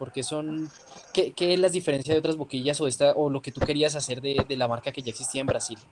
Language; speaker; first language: Spanish; native; Spanish